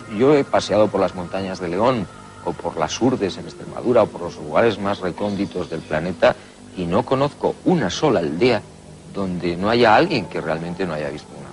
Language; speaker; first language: Spanish; native; Spanish